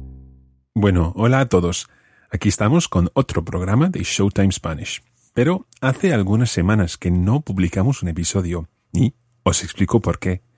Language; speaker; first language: Spanish; non-native, fluent; English